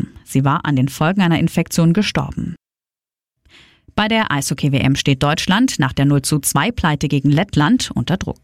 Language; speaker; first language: German; native; German